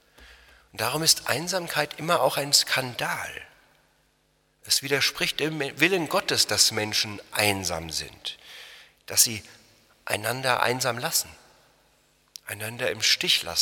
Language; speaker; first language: German; native; German